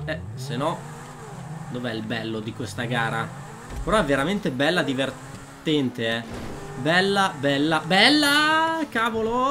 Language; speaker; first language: Italian; native; Italian